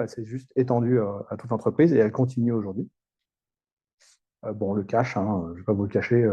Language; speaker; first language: French; native; French